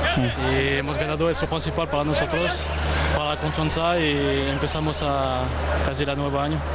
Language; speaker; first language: Spanish; non-native, fluent; French